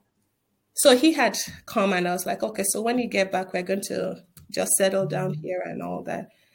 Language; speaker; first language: English; non-native, local second language; Yoruba